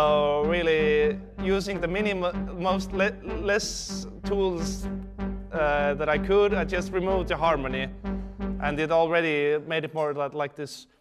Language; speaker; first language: English; non-native, fluent; Estonian